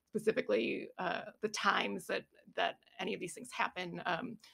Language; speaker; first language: English; native; English